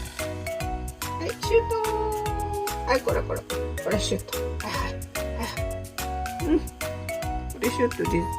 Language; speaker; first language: Japanese; native; Japanese